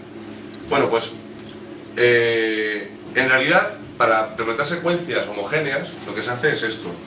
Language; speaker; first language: Spanish; native; Spanish